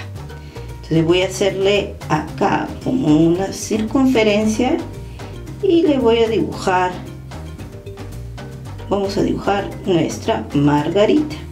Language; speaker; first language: Spanish; native; Spanish